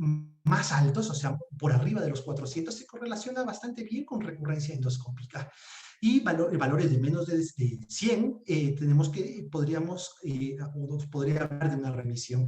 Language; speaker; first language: Spanish; native; Spanish